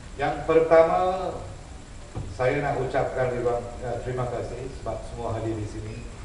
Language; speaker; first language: Malay; non-native, local second language; Tamil